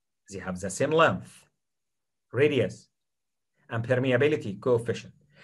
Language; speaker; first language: English; non-native, fluent; Arabic